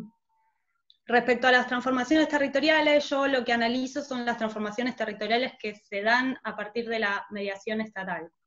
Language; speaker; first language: Spanish; native; Spanish